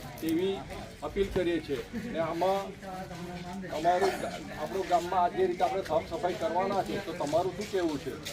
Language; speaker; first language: Gujarati; native; Gujarati